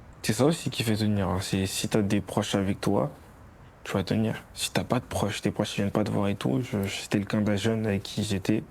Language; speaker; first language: French; native; French